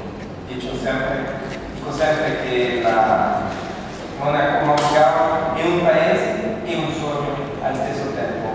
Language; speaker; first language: Italian; non-native, learner; French